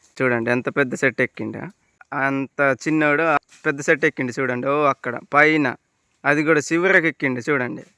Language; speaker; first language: Telugu; non-native, local second language; Koya